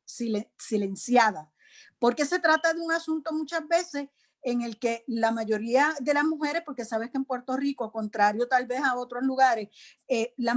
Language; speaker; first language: Spanish; native; Spanish